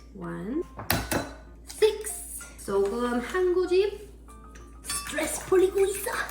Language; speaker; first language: Korean; non-native, fluent; English